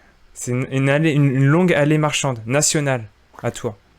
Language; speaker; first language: French; native; French